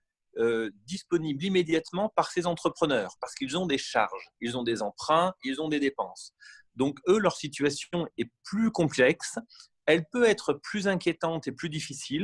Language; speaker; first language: French; native; French